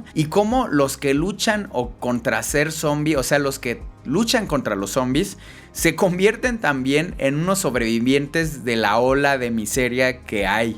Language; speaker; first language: Spanish; native; Spanish